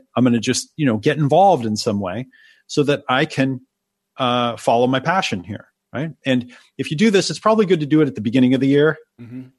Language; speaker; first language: English; native; English